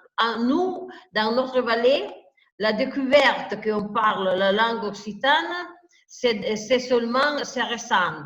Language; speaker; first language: French; non-native, fluent; Italian